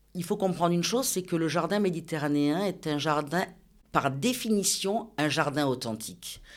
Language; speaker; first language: French; native; French